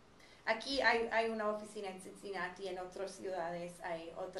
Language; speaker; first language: Spanish; non-native, fluent; English